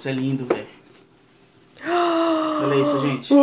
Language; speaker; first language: Portuguese; native; Portuguese